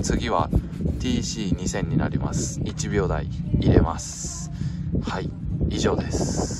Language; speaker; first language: Japanese; native; Japanese